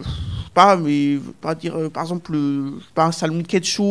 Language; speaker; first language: French; native; French